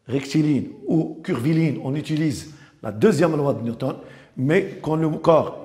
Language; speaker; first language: French; non-native, local second language; Arabic